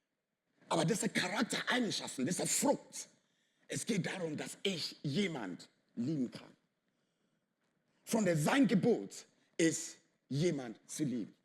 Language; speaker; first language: German; non-native, fluent; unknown